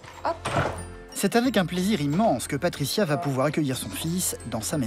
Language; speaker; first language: French; native; French